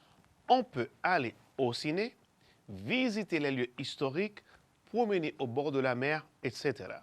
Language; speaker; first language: French; non-native, fluent; Spanish